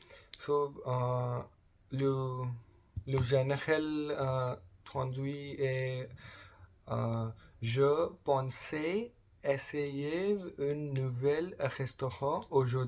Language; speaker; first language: French; non-native, learner; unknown